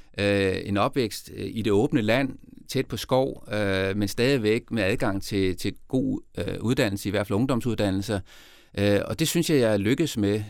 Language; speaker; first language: Danish; native; Danish